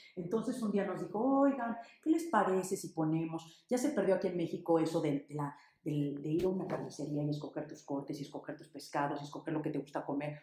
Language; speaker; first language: Spanish; native; Spanish